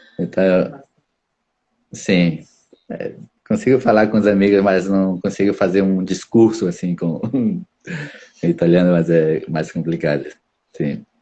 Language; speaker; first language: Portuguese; non-native, local second language; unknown